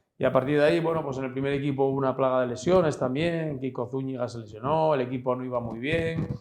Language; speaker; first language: Spanish; native; Spanish